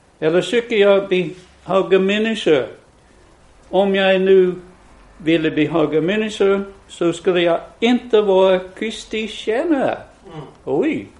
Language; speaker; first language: Swedish; non-native, fluent; English